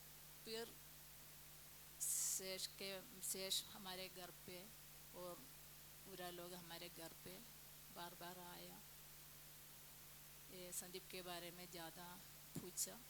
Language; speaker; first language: Hindi; non-native, local second language; Malayalam